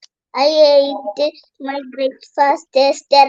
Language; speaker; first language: English; non-native, learner; Malayalam